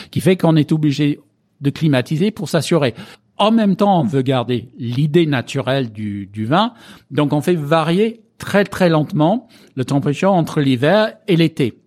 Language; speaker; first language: French; non-native, fluent; English